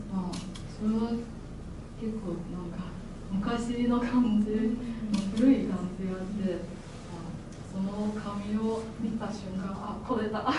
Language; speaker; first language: Japanese; non-native, fluent; Chinese